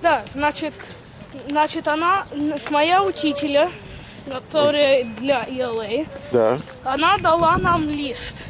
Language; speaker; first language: Russian; early bilingual, heritage; Russian